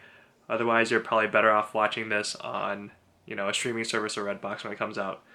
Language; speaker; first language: English; native; English